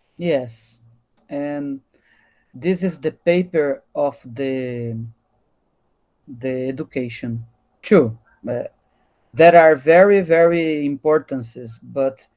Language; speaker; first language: English; non-native, learner; Portuguese